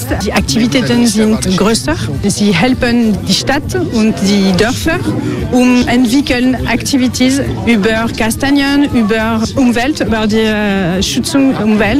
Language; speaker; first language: German; non-native, learner; French